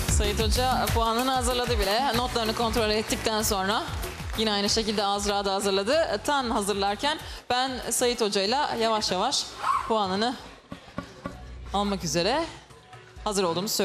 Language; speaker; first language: Turkish; native; Turkish